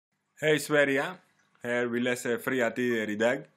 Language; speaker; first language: Swedish; non-native, fluent; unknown